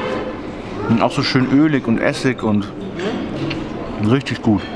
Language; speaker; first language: German; native; German